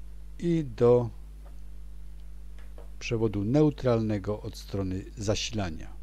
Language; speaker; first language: Polish; native; Polish